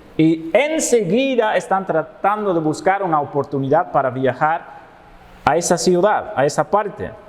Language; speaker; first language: Spanish; non-native, fluent; Dutch